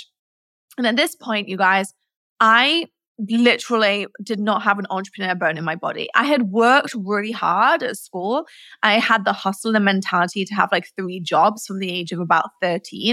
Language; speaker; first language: English; native; English